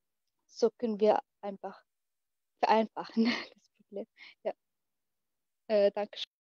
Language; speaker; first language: German; early bilingual, other home language; Arabic